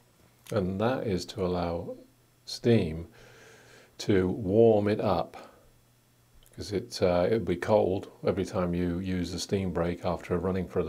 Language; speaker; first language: English; native; English